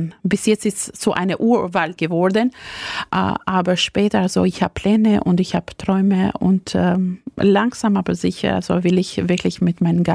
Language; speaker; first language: German; non-native, fluent; Albanian